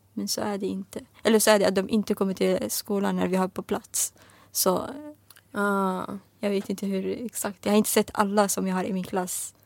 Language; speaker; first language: Swedish; non-native, fluent; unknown